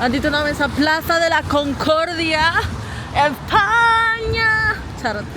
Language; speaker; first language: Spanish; non-native, learner; Filipino